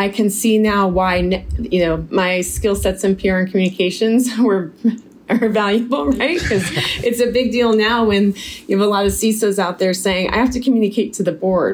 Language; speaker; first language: English; native; English